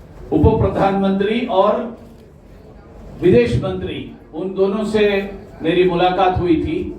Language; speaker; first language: Hindi; non-native, local second language; Malayalam